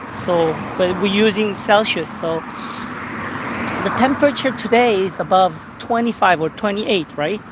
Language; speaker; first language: English; non-native, fluent; Korean